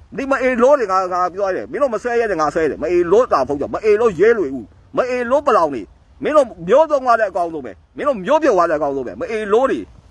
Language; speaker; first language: Burmese; native; Burmese